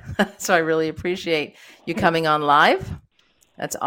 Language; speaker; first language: English; native; English